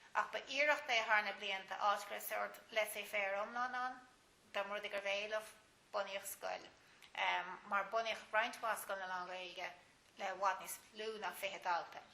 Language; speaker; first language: Irish; native; Irish